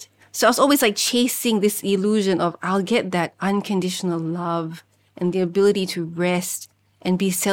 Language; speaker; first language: English; non-native, local second language; Malay